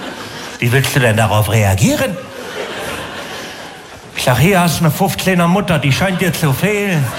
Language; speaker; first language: German; native; German